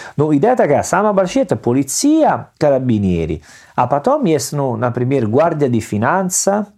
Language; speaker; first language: Russian; non-native, learner; Italian